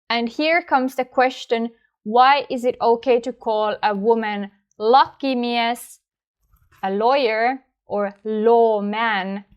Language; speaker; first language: English; non-native, fluent; Finnish